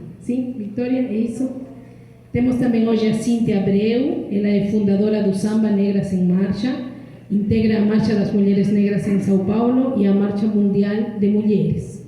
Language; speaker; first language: Portuguese; non-native, fluent; Spanish